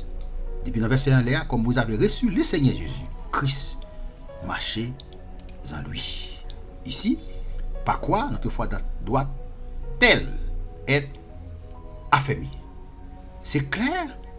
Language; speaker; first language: French; non-native, local second language; Haitian Creole